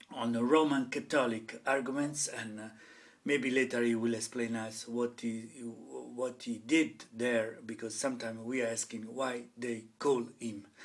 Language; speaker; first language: English; non-native, fluent; Italian